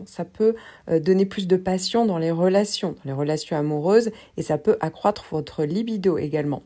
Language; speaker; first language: French; native; French